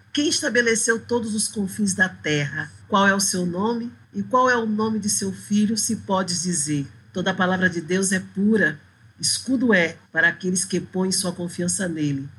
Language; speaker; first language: Portuguese; native; Portuguese